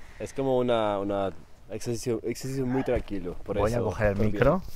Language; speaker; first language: Spanish; non-native, learner; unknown